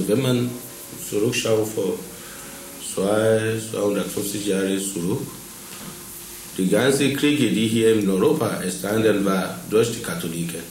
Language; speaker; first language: German; non-native, fluent; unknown